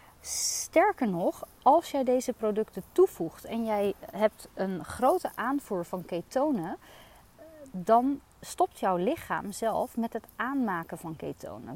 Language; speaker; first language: Dutch; native; Dutch